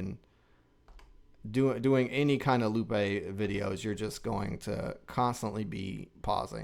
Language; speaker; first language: English; native; English